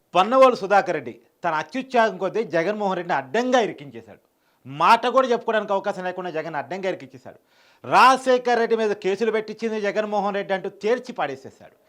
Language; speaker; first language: Telugu; native; Telugu